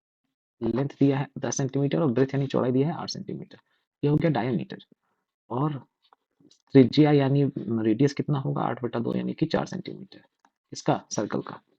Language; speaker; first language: Hindi; native; Hindi